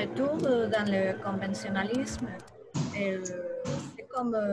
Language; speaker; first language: French; non-native, learner; Spanish